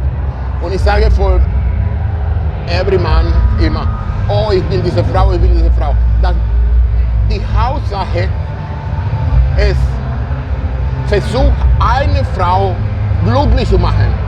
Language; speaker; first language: German; non-native, fluent; Italian